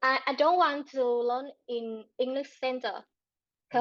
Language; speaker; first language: English; non-native, learner; Vietnamese